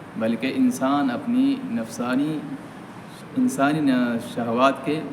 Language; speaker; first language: Urdu; native; Urdu